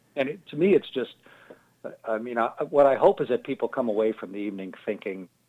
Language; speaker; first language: English; native; English